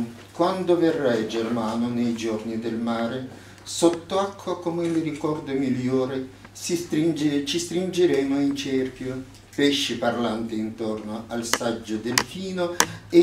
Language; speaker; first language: Italian; non-native, fluent; Russian